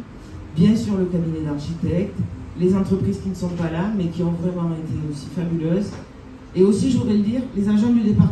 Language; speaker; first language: French; native; French